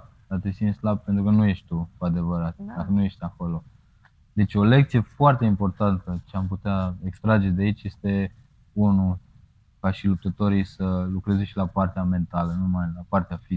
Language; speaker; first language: Romanian; native; Romanian